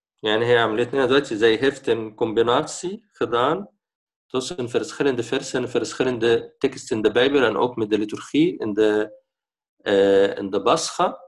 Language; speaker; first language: Dutch; non-native, fluent; Arabic